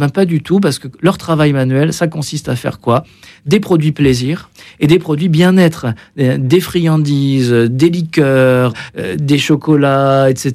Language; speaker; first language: French; native; French